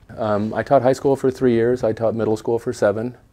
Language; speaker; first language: English; native; English